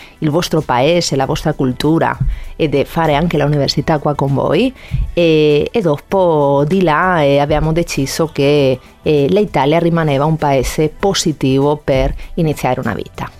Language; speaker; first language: Italian; non-native, fluent; Spanish